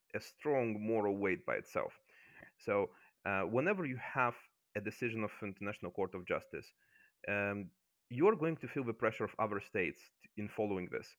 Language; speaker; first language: English; non-native, fluent; Azerbaijani